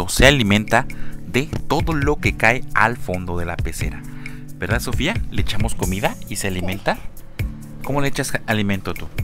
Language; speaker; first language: Spanish; native; Spanish